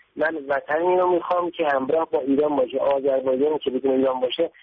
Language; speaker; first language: Persian; non-native, local second language; Azerbaijani